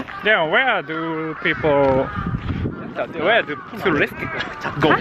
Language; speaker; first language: English; non-native, learner; Japanese